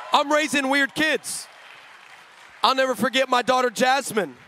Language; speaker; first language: English; native; English